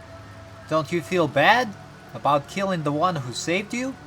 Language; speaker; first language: English; native; English